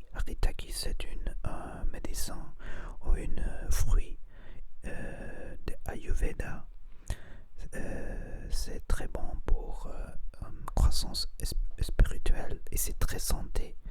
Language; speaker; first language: French; non-native, learner; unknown